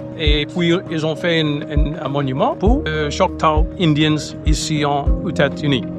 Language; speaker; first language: French; non-native, local second language; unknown